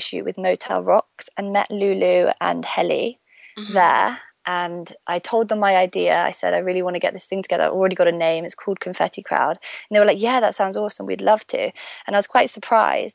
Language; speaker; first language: English; native; English